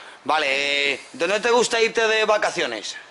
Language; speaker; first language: Spanish; native; Spanish